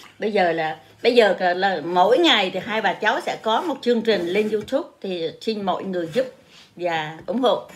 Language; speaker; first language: Vietnamese; native; Vietnamese